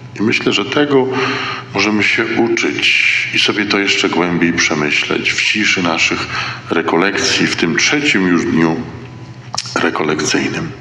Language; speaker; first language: Polish; native; Polish